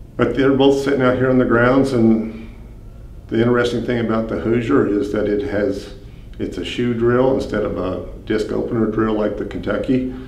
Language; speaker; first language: English; native; English